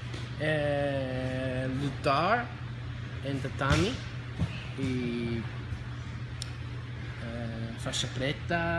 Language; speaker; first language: Portuguese; non-native, learner; English